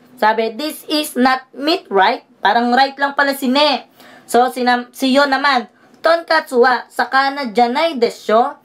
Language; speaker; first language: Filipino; native; Filipino